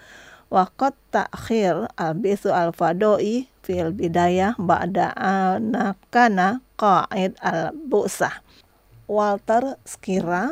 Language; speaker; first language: Arabic; non-native, fluent; Indonesian